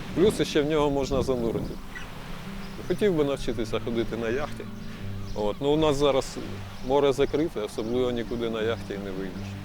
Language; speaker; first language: Ukrainian; native; Ukrainian